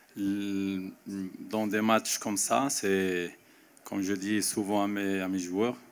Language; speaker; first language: French; non-native, local second language; Arabic